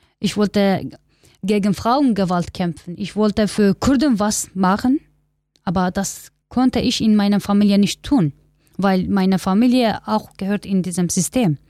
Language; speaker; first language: German; non-native, learner; Kurdish